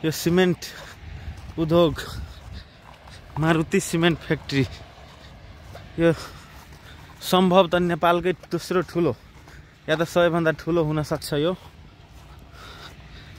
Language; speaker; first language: Nepali; non-native, local second language; Maithili